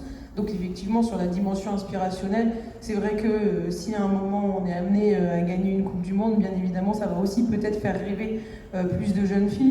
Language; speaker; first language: French; native; French